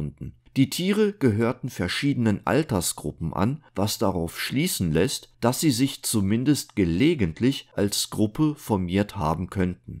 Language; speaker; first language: German; native; German